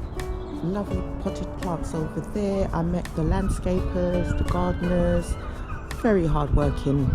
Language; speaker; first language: English; native; English